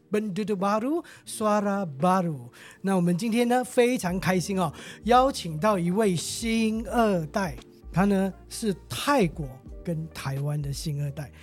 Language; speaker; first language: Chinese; native; Chinese